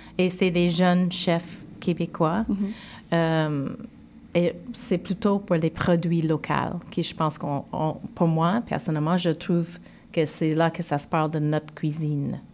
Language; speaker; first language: French; non-native, fluent; English